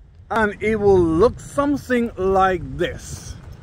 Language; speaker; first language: English; non-native, local second language; Spanish